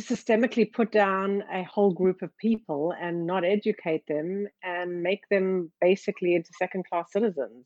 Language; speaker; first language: English; native; English